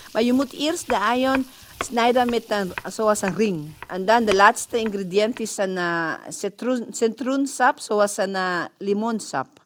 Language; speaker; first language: Dutch; non-native, learner; Filipino